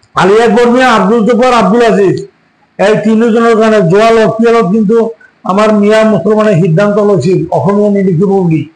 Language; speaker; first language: Assamese; non-native, local second language; Bangla